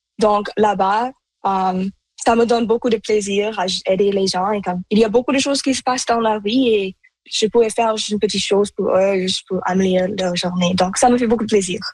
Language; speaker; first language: French; non-native, local second language; Punjabi